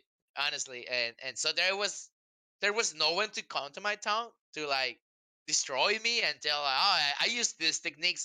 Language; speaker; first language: English; non-native, fluent; Spanish